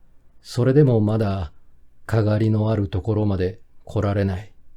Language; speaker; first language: Japanese; native; Japanese